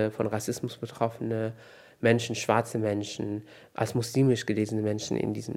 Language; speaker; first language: German; native; German